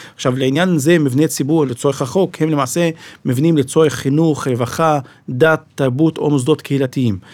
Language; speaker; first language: Hebrew; non-native, local second language; Arabic